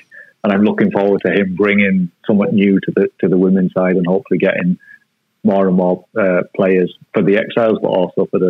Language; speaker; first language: English; native; English